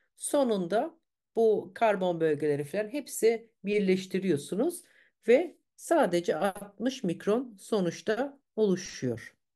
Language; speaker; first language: Turkish; early bilingual, heritage; Turkish